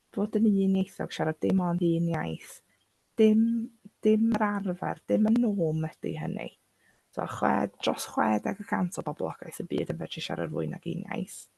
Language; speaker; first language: Welsh; non-native, local second language; English